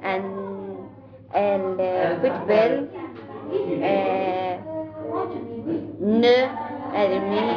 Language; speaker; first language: French; non-native, learner; English